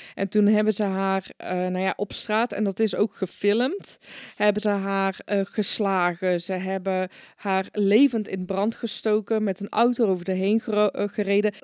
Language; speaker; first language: Dutch; early bilingual, other home language; Persian